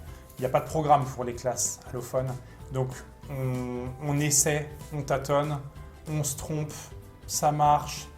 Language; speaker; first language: French; native; French